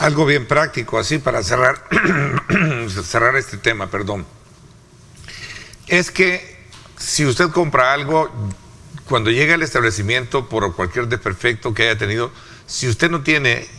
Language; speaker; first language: Spanish; native; Spanish